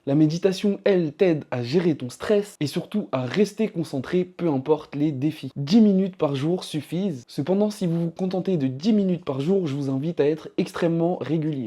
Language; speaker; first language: French; native; French